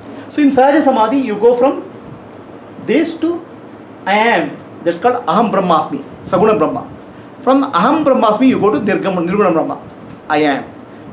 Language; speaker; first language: English; non-native, local second language; Kannada